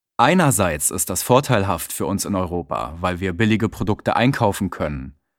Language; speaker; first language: German; native; German